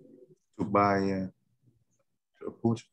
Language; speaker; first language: English; non-native, learner; Vietnamese